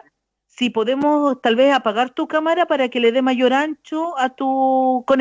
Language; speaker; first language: Spanish; native; Spanish